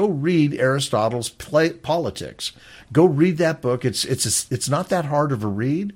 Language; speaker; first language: English; native; English